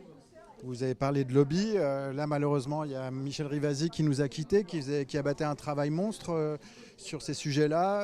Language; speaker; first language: French; native; French